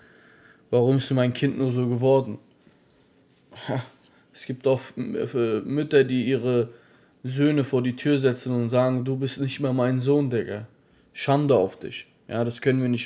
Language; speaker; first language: German; native; German